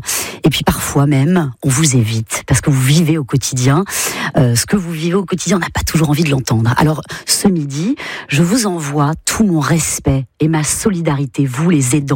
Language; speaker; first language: French; native; French